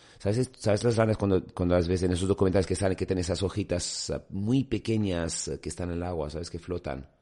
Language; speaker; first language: Spanish; non-native, fluent; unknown